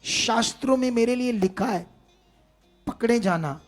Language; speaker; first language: Hindi; non-native, local second language; Punjabi